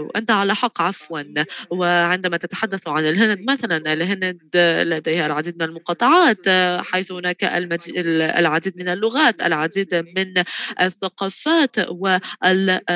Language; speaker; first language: Arabic; non-native, fluent; Tigrinya